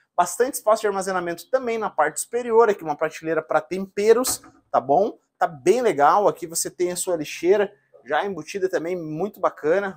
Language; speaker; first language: Portuguese; native; Portuguese